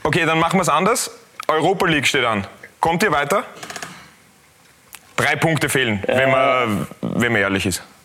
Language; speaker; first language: German; native; German